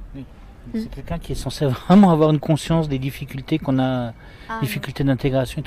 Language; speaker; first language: French; native; French